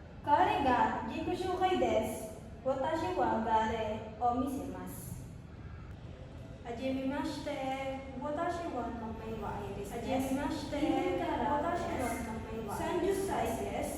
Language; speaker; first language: Japanese; non-native, learner; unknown